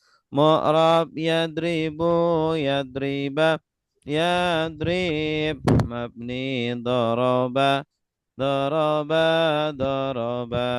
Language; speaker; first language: Arabic; non-native, fluent; Indonesian